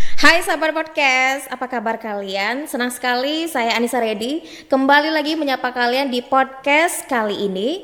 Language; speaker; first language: Indonesian; native; Indonesian